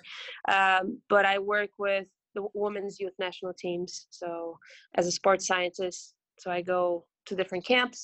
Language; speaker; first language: English; non-native, fluent; Portuguese